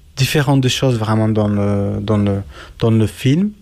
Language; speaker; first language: French; non-native, learner; Turkish